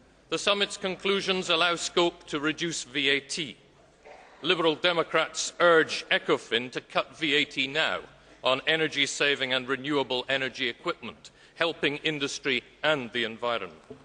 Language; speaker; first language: English; native; English